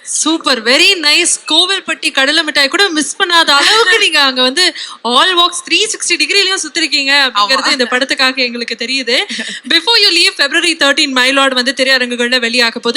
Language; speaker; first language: Tamil; native; Tamil